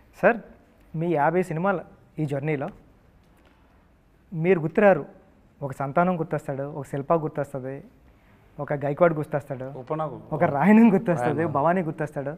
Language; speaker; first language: Telugu; native; Telugu